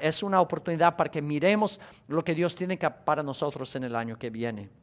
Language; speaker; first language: Spanish; native; Spanish